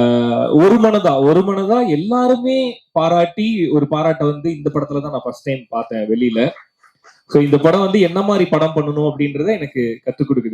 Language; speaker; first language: Tamil; native; Tamil